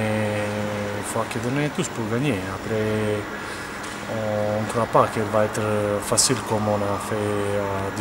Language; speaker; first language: French; non-native, learner; Portuguese